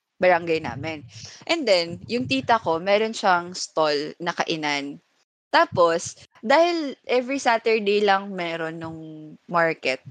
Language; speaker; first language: Filipino; non-native, local second language; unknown